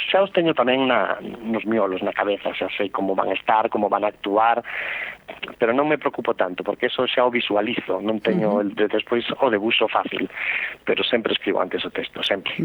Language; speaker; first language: Galician; non-native, local second language; Spanish